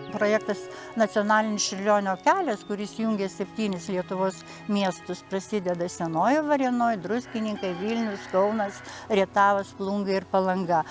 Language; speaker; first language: Lithuanian; native; Lithuanian